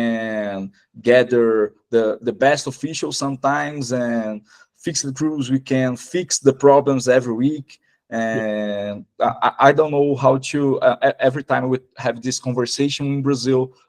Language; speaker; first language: English; non-native, fluent; Portuguese